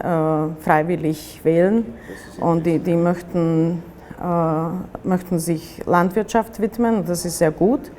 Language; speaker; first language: German; non-native, fluent; Slovak